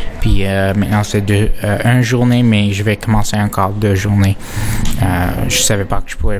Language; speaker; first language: French; non-native, local second language; English